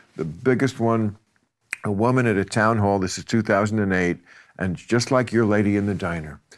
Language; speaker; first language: English; native; English